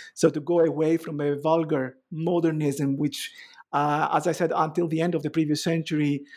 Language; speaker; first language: English; non-native, fluent; Greek